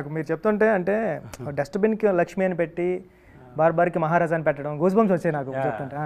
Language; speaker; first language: Telugu; native; Telugu